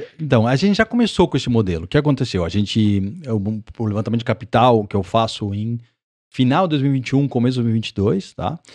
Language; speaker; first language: Portuguese; early bilingual, other home language; Spanish